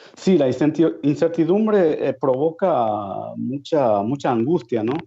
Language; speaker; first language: Spanish; native; Spanish